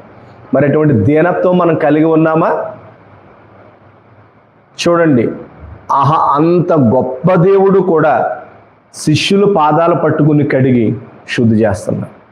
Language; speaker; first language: Telugu; native; Telugu